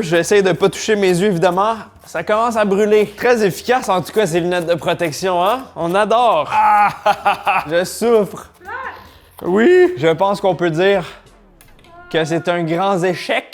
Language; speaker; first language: French; native; French